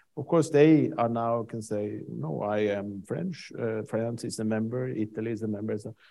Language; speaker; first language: English; non-native, fluent; Norwegian